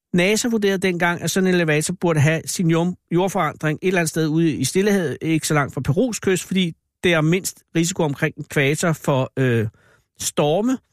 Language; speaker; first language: Danish; native; Danish